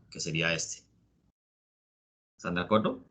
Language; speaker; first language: Spanish; native; Spanish